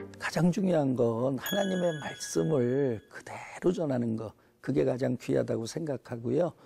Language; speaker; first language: Korean; native; Korean